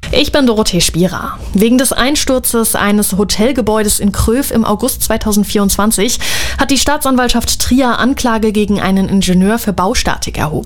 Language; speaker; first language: German; native; German